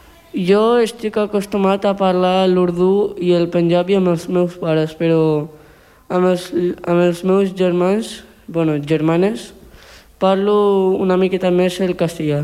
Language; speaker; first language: Catalan; early bilingual, other home language; Urdu